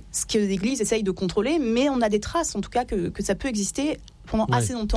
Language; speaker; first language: French; native; French